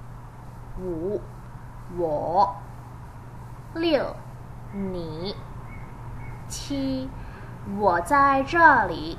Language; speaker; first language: Chinese; non-native, fluent; English